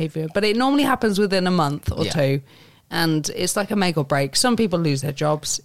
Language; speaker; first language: English; native; English